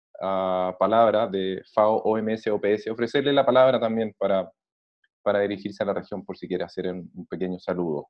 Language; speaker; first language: Spanish; native; Spanish